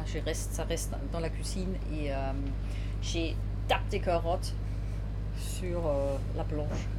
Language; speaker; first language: French; non-native, learner; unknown